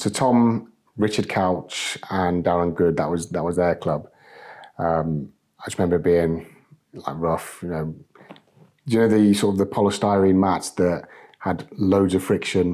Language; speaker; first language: English; native; English